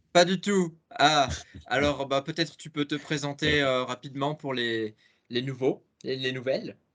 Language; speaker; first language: French; native; French